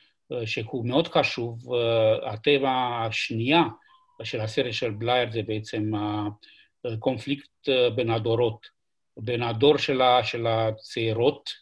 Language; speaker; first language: Hebrew; non-native, fluent; Romanian